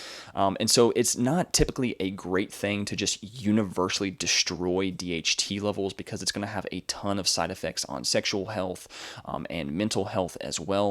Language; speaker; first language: English; native; English